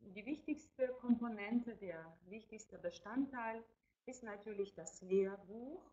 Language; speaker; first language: German; non-native, fluent; Ukrainian